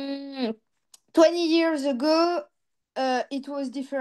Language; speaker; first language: English; non-native, learner; French